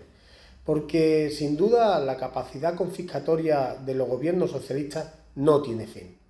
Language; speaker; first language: Spanish; native; Spanish